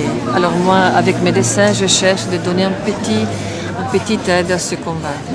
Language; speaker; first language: French; non-native, fluent; Italian